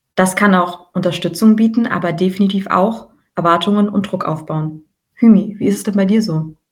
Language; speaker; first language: German; early bilingual, other home language; Tigrinya